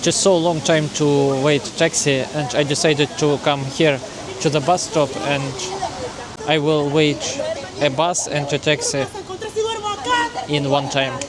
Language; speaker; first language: English; non-native, learner; Russian